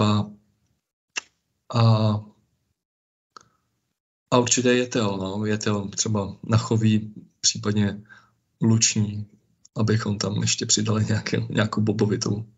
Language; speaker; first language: Czech; native; Czech